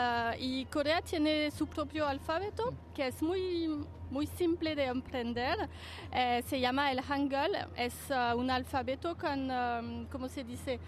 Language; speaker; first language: Spanish; non-native, fluent; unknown